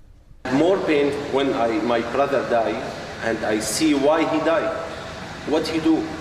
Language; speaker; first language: English; non-native, learner; Arabic